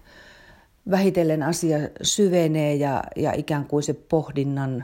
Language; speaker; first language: Finnish; native; Finnish